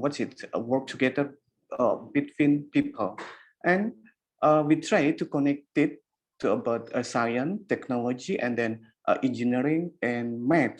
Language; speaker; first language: English; non-native, learner; Indonesian